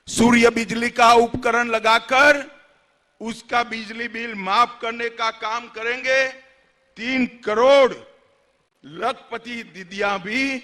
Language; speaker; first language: Hindi; non-native, local second language; Gujarati